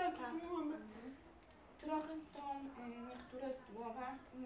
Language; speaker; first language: Polish; non-native, local second language; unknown